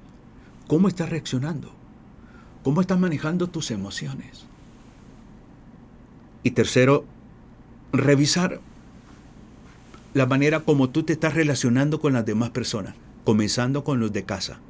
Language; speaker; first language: Spanish; native; Spanish